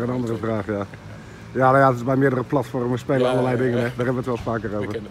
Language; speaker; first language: Dutch; native; Dutch